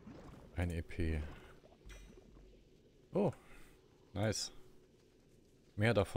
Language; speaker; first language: German; native; German